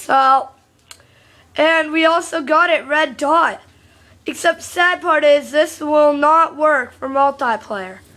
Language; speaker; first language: English; native; English